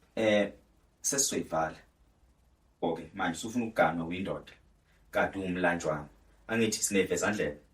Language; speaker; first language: Zulu; native; Zulu